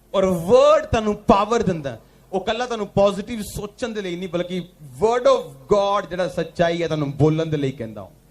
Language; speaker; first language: Hindi; non-native, local second language; Punjabi